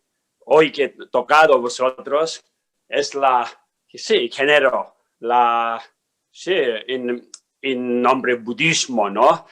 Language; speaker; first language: Spanish; non-native, learner; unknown